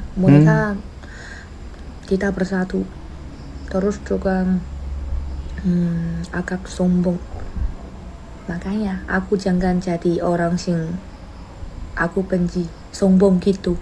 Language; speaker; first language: Indonesian; non-native, learner; Chinese